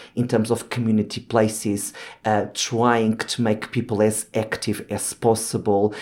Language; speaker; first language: English; non-native, fluent; Portuguese